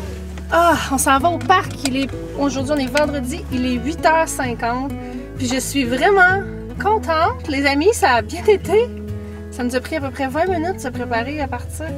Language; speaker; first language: French; native; French